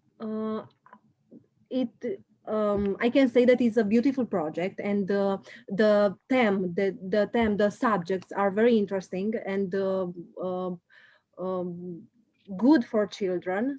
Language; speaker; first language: English; non-native, learner; Romanian